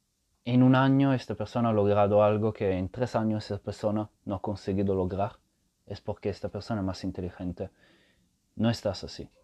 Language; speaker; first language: Spanish; non-native, fluent; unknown